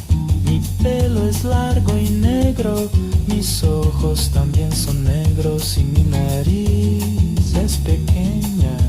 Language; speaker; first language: Spanish; non-native, learner; Portuguese